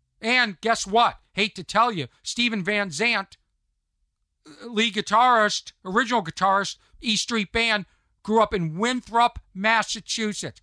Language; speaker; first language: English; native; English